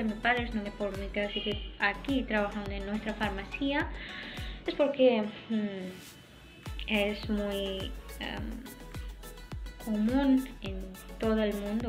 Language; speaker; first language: Spanish; non-native, learner; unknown